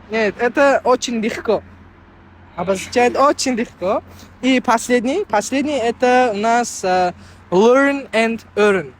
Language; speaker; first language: Russian; non-native, local second language; Uzbek